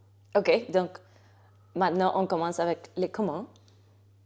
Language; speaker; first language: French; non-native, fluent; Spanish